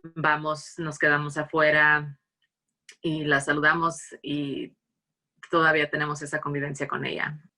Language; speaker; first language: Spanish; early bilingual, heritage; Spanish